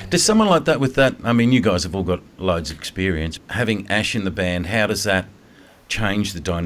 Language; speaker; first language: English; native; English